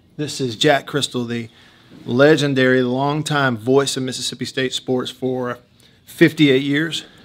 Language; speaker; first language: English; native; English